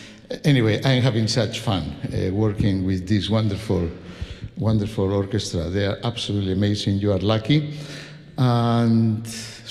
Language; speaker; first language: English; non-native, fluent; Spanish